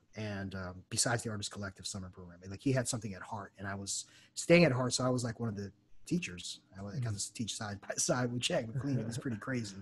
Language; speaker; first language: English; native; English